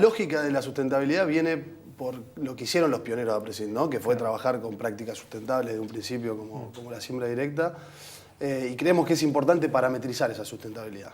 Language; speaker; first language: Spanish; native; Spanish